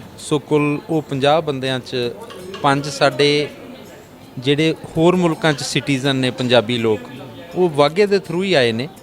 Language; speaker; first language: Punjabi; native; Punjabi